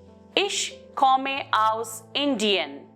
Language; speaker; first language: German; non-native, fluent; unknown